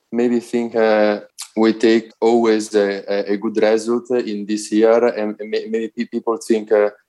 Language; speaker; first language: English; non-native, learner; Italian